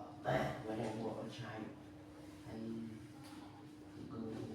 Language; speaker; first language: English; non-native, learner; Vietnamese